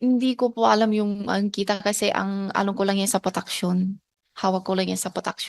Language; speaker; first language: Filipino; non-native, learner; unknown